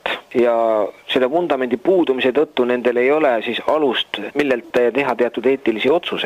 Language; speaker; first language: Estonian; native; Estonian